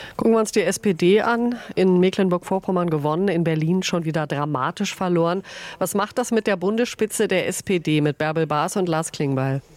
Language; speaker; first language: German; native; German